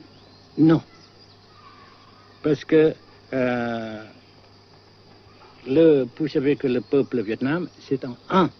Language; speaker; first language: French; non-native, fluent; Vietnamese